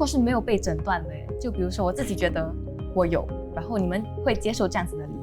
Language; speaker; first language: Chinese; native; Chinese